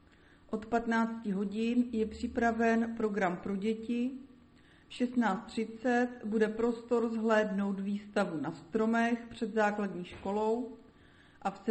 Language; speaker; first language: Czech; native; Czech